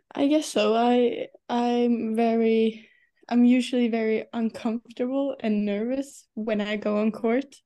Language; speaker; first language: English; non-native, fluent; Swedish